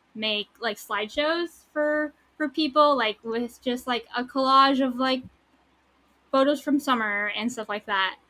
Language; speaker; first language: English; native; English